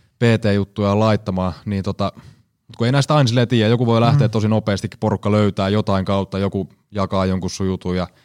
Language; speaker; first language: Finnish; native; Finnish